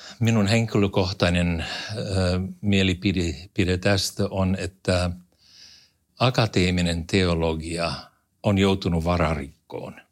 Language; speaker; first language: Finnish; non-native, fluent; English